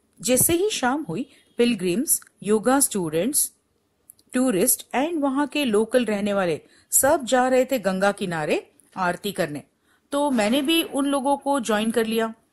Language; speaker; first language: Hindi; non-native, local second language; Gujarati